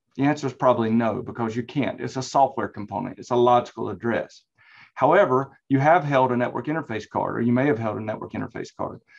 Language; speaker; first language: English; native; English